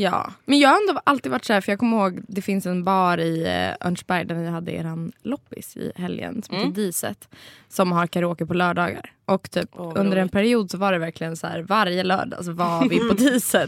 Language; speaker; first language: Swedish; native; Swedish